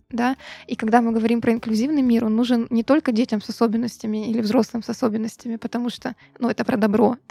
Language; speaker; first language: Russian; native; Russian